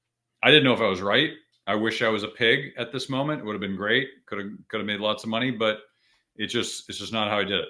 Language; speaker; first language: English; native; English